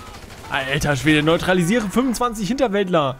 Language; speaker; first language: German; native; German